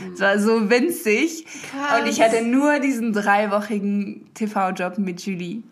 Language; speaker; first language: German; early bilingual, heritage; French